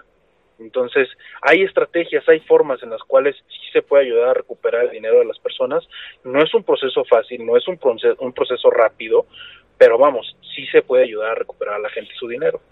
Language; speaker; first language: Spanish; native; Spanish